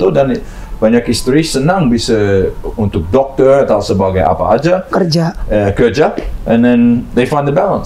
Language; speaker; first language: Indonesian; non-native, learner; English